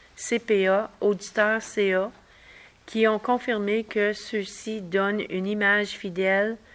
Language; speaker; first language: French; native; French